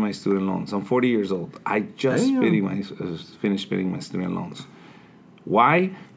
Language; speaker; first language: English; early bilingual, other home language; Spanish